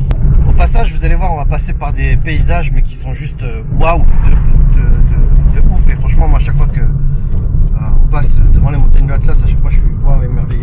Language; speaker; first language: French; native; French